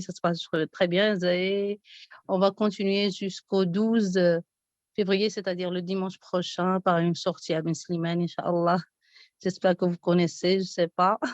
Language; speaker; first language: French; non-native, local second language; Arabic